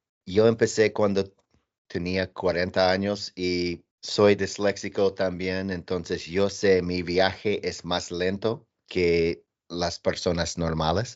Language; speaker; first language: Spanish; non-native, learner; English